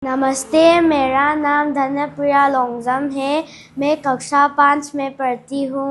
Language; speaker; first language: Hindi; non-native, local second language; Manipuri